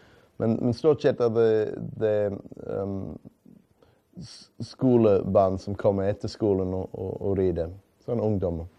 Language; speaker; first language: Norwegian; non-native, fluent; English